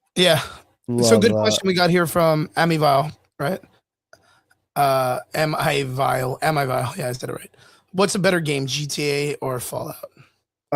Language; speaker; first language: English; native; English